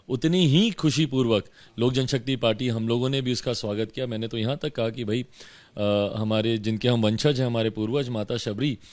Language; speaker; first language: Hindi; native; Hindi